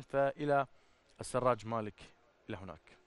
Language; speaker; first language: Arabic; native; Arabic